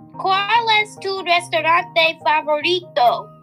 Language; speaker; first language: Spanish; non-native, learner; English